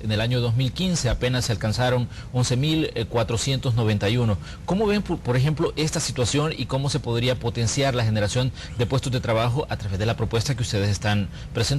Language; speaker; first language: Spanish; native; Spanish